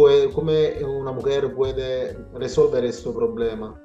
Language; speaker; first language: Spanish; non-native, learner; Italian